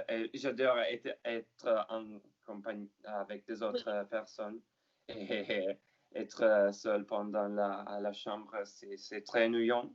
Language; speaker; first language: French; non-native, learner; Italian